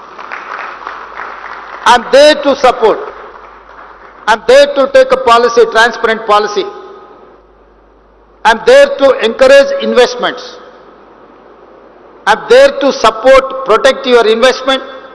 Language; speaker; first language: English; non-native, local second language; Telugu